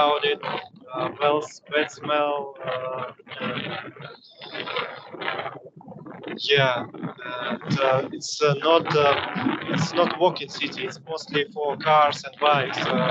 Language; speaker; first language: English; non-native, learner; Russian